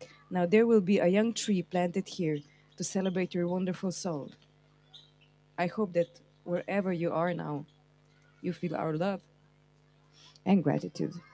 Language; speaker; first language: English; non-native, fluent; Slovenian